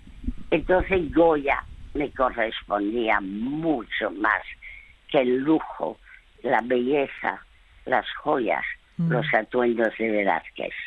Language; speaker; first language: Spanish; early bilingual, other home language; French